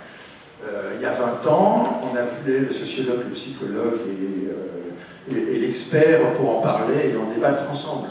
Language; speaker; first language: French; native; French